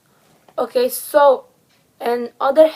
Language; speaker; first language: English; non-native, learner; Indonesian